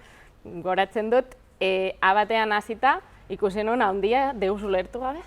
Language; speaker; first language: Basque; non-native, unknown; Catalan